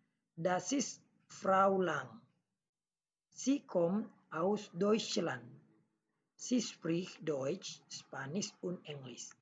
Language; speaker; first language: German; non-native, learner; Indonesian